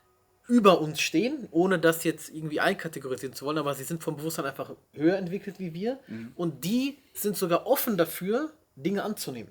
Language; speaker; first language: German; native; German